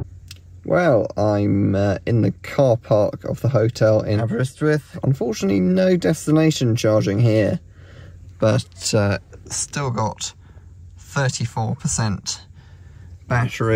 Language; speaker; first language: English; native; English